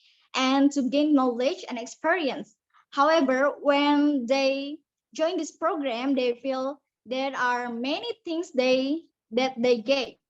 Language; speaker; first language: English; non-native, learner; Indonesian